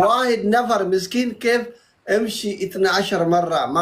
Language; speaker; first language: Arabic; non-native, learner; Oromo